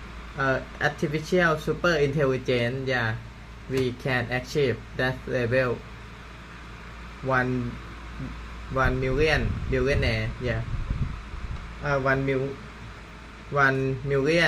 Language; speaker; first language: English; non-native, learner; Thai